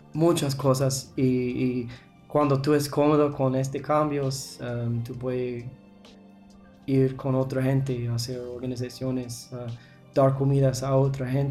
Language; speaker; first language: Spanish; non-native, learner; English